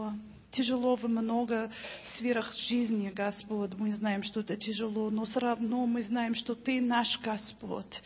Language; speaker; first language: Russian; non-native, learner; English